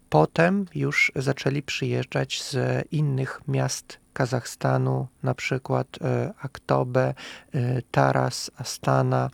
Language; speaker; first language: Polish; non-native, fluent; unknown